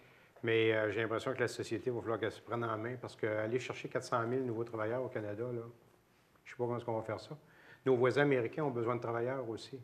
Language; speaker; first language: French; native; French